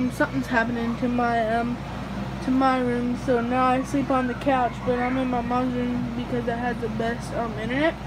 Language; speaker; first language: English; native; English